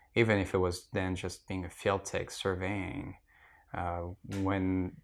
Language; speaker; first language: English; non-native, fluent; French